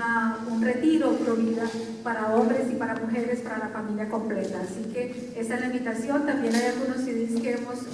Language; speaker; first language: Spanish; native; Spanish